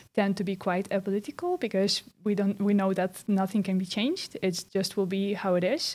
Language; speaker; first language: English; non-native, fluent; Russian